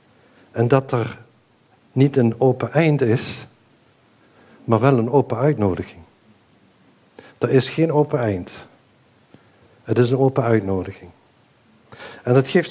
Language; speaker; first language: Dutch; native; Dutch